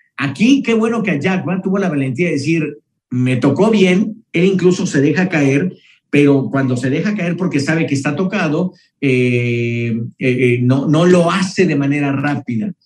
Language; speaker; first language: Spanish; native; Spanish